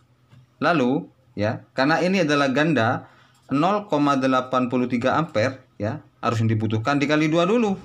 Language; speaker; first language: Indonesian; native; Indonesian